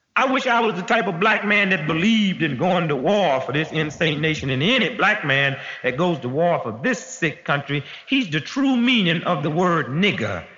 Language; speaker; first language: English; native; English